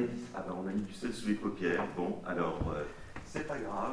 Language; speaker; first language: French; native; French